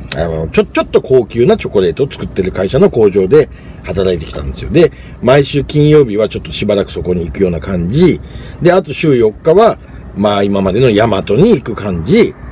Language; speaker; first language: Japanese; native; Japanese